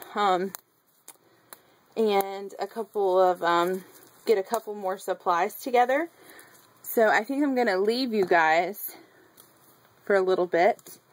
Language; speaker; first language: English; native; English